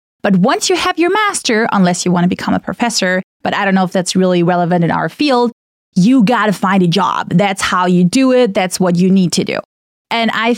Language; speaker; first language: English; non-native, fluent; German